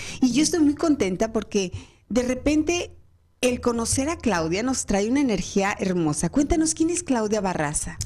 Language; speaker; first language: Spanish; native; Spanish